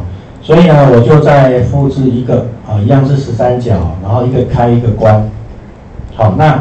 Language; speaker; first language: Chinese; native; Chinese